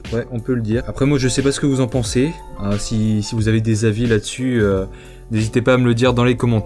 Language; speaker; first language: French; native; French